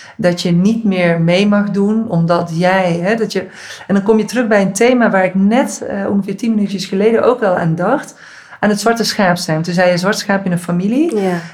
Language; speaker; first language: Dutch; native; Dutch